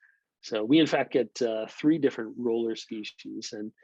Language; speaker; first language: English; native; English